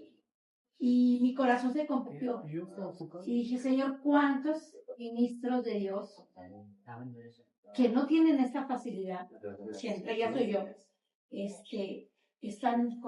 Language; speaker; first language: Spanish; native; Spanish